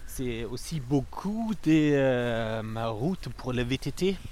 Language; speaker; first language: French; non-native, learner; German